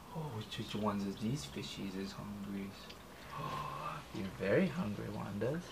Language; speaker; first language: English; native; English